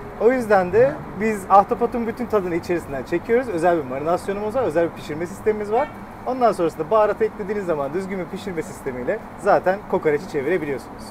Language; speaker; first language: Turkish; native; Turkish